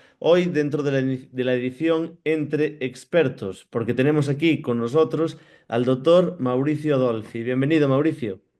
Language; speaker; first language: Spanish; native; Spanish